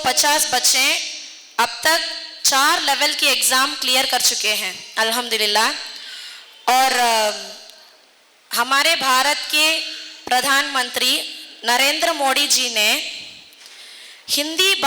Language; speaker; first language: Hindi; non-native, local second language; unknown